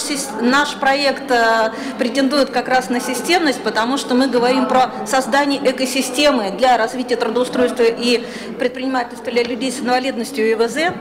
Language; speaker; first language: Russian; native; Russian